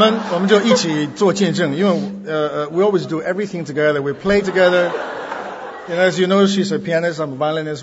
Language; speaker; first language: English; non-native, fluent; Chinese